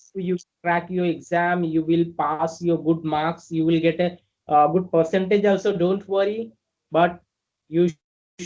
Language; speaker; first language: English; non-native, learner; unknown